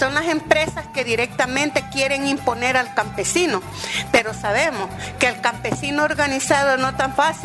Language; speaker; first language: Spanish; native; Spanish